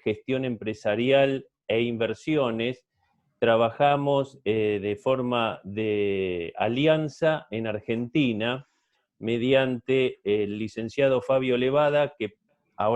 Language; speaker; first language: Spanish; native; Spanish